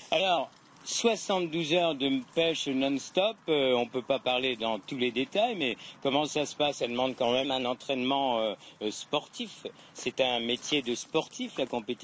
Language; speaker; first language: French; native; French